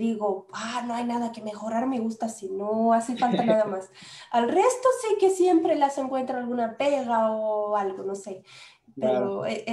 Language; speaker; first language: Spanish; non-native, fluent; Romanian